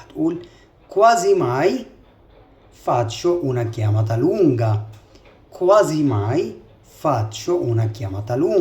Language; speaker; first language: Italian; non-native, fluent; Arabic